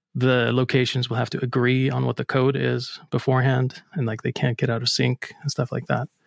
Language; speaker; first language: English; non-native, fluent; Icelandic